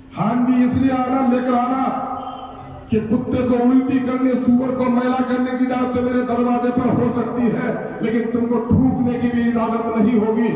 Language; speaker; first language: Urdu; native; Urdu